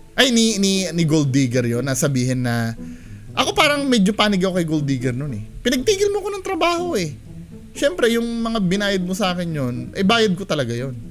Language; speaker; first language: Filipino; native; Filipino